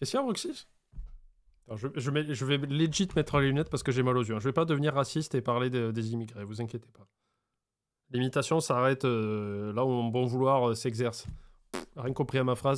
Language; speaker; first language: French; native; French